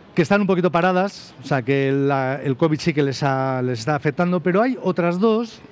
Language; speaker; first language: Spanish; native; Spanish